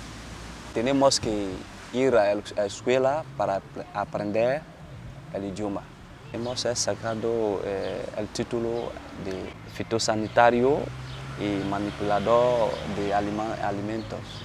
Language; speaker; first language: Spanish; non-native, learner; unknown